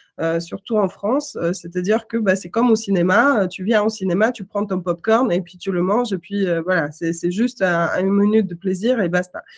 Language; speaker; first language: French; non-native, fluent; Russian